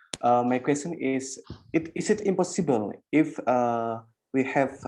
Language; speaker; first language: English; non-native, learner; Indonesian